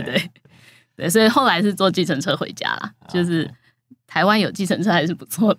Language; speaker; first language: Chinese; native; Chinese